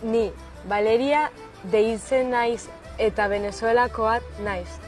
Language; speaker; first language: Basque; early bilingual, other home language; Spanish